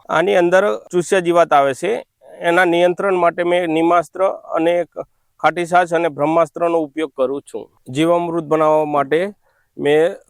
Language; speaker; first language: Gujarati; non-native, local second language; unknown